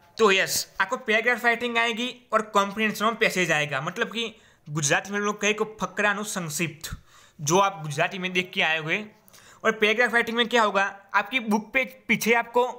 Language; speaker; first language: Hindi; non-native, local second language; Gujarati